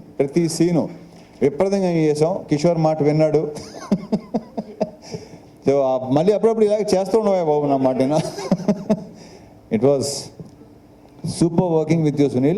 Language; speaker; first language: Telugu; native; Telugu